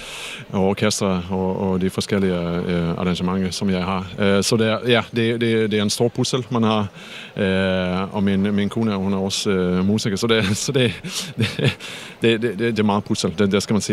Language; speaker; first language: Danish; non-native, fluent; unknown